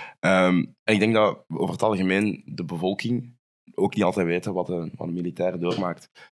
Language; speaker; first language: Dutch; early bilingual, other home language; Rundi